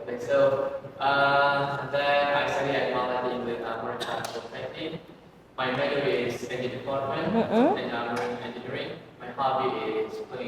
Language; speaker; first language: English; non-native, learner; Indonesian